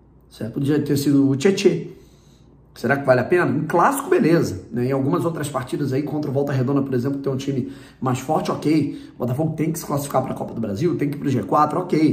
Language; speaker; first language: Portuguese; native; Portuguese